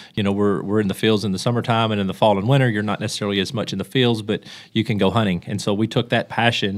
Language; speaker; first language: English; native; English